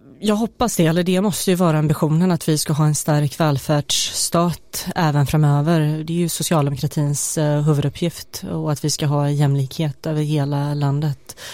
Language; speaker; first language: Swedish; early bilingual, other home language; Bosnian